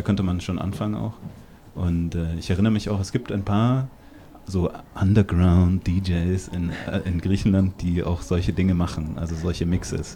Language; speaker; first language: German; native; German